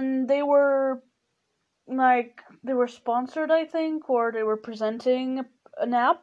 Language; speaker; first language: English; non-native, fluent; Portuguese